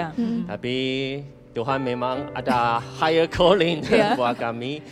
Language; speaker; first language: Indonesian; non-native, fluent; Chinese